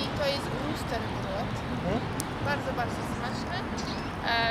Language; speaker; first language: Polish; non-native, learner; Afrikaans